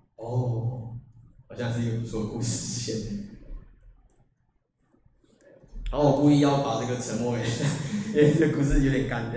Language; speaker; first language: Chinese; native; Chinese